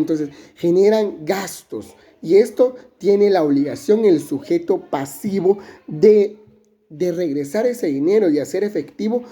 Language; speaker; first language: Spanish; native; Spanish